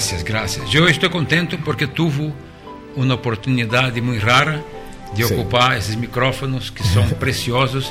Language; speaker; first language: Spanish; non-native, fluent; Portuguese